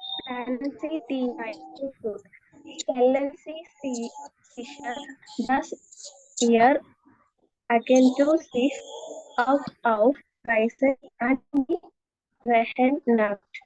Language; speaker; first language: German; non-native, learner; Malayalam